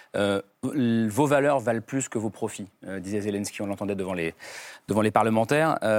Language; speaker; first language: French; native; French